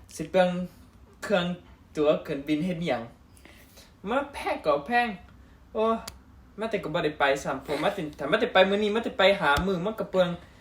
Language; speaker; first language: Thai; native; Thai